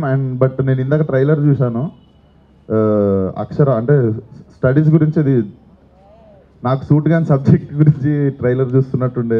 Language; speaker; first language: Telugu; native; Telugu